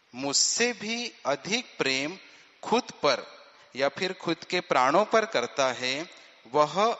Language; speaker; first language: Hindi; non-native, local second language; Marathi